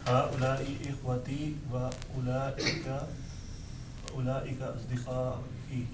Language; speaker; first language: Arabic; non-native, learner; Urdu